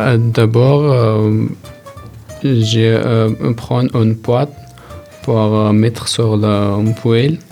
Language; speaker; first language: French; non-native, learner; Persian